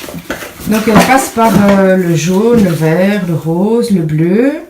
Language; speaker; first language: French; native; French